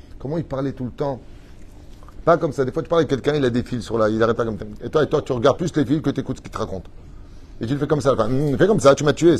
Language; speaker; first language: French; native; French